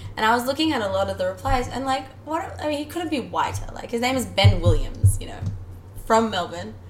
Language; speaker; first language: English; native; English